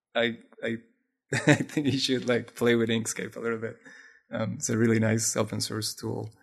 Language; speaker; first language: English; non-native, fluent; Spanish